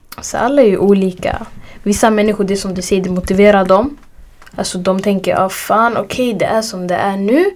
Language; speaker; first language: Swedish; early bilingual, other home language; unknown